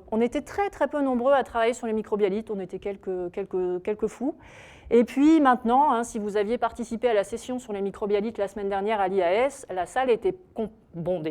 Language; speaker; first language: French; native; French